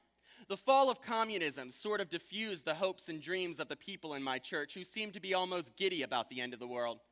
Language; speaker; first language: English; native; English